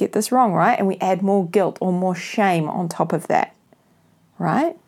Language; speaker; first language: English; native; English